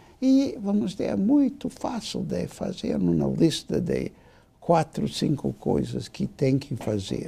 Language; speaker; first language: Portuguese; non-native, fluent; English